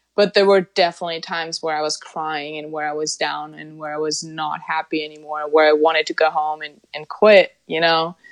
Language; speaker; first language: English; non-native, fluent; German